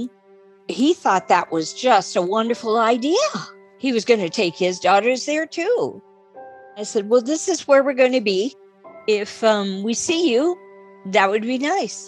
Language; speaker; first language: English; native; English